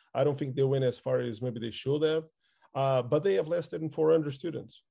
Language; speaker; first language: English; non-native, fluent; Portuguese